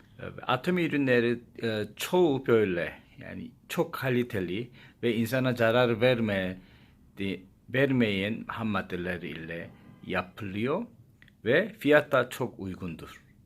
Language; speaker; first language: Turkish; non-native, learner; Korean